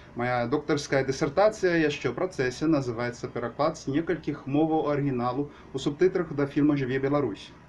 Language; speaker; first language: Belarusian; non-native, learner; Portuguese